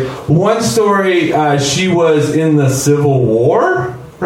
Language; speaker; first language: English; native; English